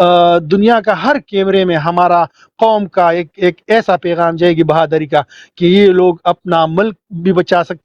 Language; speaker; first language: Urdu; non-native, local second language; Pashto